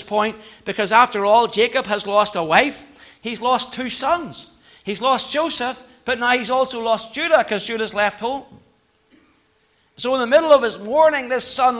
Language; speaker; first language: English; native; English